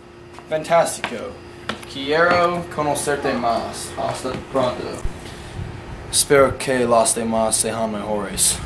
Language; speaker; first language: Spanish; non-native, learner; English